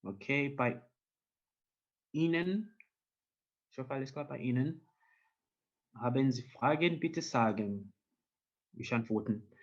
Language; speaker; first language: German; non-native, learner; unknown